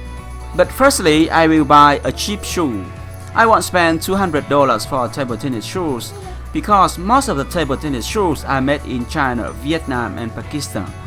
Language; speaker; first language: English; non-native, fluent; Vietnamese